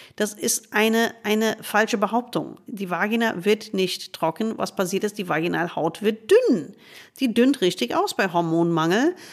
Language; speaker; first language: German; non-native, fluent; English